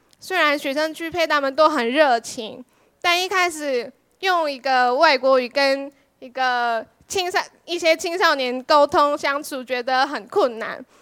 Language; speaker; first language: Chinese; non-native, fluent; Korean